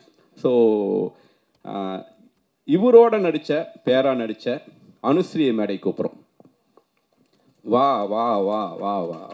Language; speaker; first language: Tamil; native; Tamil